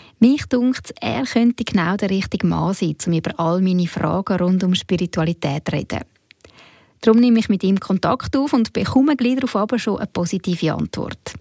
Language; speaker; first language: German; native; German